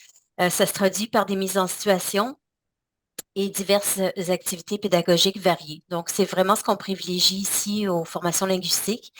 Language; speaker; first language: French; native; French